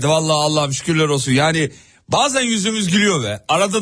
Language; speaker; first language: Turkish; native; Turkish